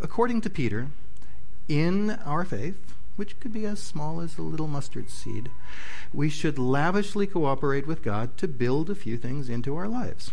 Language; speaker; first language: English; native; English